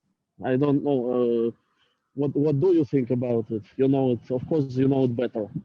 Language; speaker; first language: English; non-native, learner; Russian